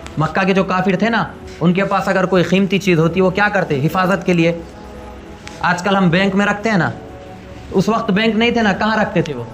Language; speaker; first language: Urdu; native; Urdu